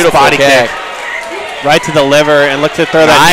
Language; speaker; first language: English; native; English